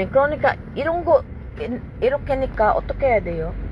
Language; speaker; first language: Korean; non-native, learner; Filipino